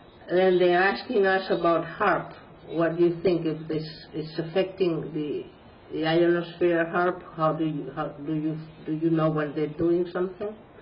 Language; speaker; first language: English; non-native, fluent; Spanish